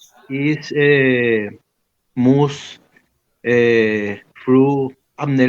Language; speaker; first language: German; non-native, learner; Spanish